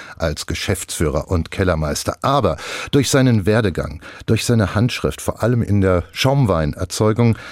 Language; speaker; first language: German; native; German